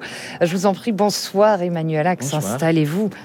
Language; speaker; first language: French; native; French